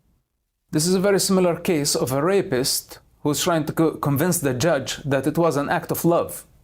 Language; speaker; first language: English; non-native, fluent; Arabic